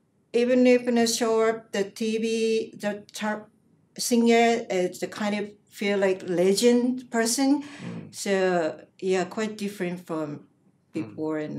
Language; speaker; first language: English; non-native, learner; Japanese